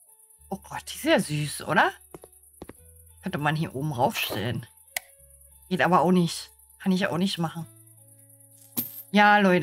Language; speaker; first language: German; native; German